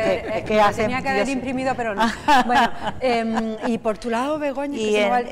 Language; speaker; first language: Spanish; native; Spanish